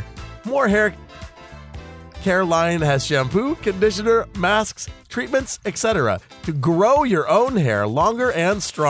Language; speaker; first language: English; native; English